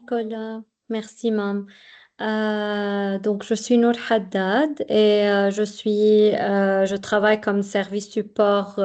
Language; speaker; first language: French; non-native, fluent; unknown